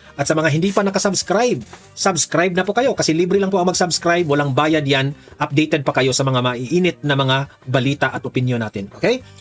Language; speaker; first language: Filipino; non-native, local second language; Cebuano